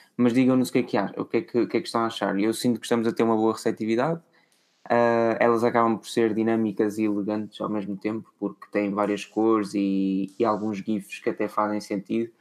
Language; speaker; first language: Portuguese; native; Portuguese